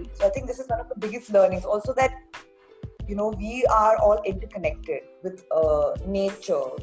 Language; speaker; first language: English; non-native, local second language; Hindi